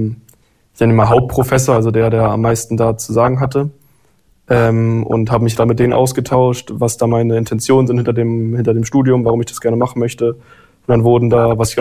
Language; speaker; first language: German; native; German